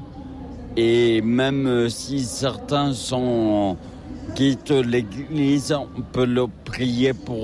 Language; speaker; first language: French; native; French